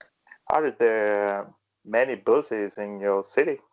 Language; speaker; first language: English; non-native, learner; Portuguese